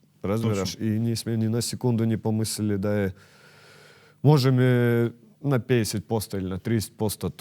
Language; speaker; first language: Macedonian; non-native, learner; Russian